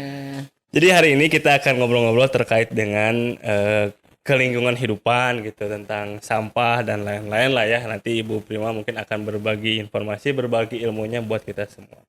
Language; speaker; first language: Indonesian; native; Indonesian